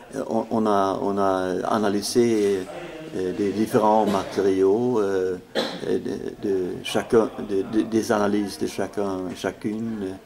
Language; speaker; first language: French; non-native, fluent; Swedish